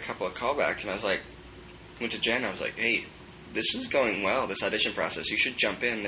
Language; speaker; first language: English; native; English